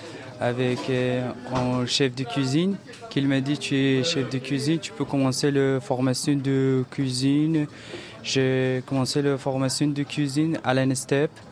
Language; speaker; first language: French; non-native, learner; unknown